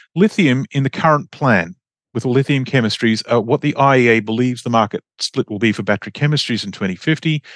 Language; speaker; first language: English; native; English